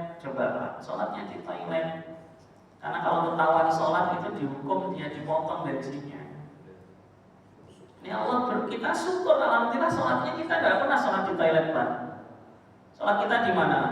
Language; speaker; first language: Indonesian; native; Indonesian